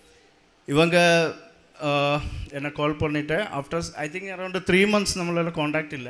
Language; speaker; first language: Tamil; non-native, learner; Malayalam